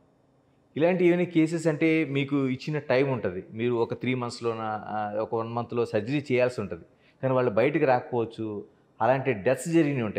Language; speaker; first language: Telugu; native; Telugu